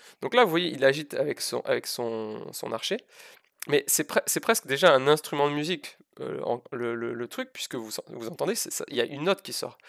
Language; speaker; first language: French; native; French